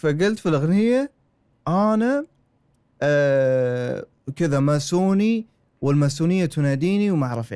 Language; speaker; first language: Arabic; native; Arabic